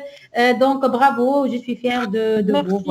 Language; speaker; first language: French; non-native, local second language; Arabic